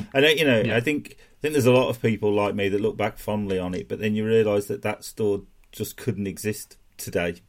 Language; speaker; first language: English; native; English